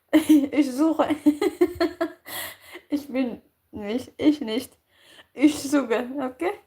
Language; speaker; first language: German; non-native, learner; Tigrinya